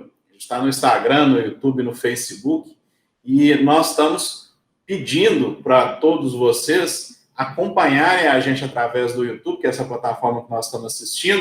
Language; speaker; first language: Portuguese; native; Portuguese